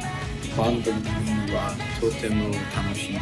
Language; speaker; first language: Japanese; non-native, learner; English